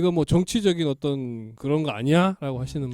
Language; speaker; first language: Korean; native; Korean